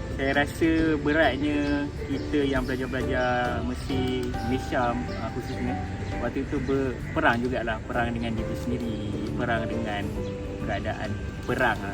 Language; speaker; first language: Malay; native; Malay